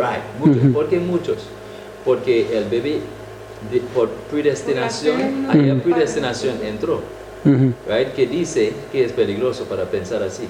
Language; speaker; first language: Spanish; non-native, fluent; English